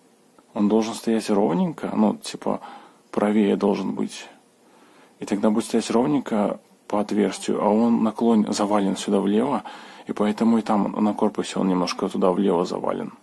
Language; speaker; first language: Russian; native; Russian